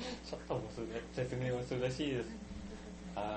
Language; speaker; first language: Japanese; non-native, learner; Thai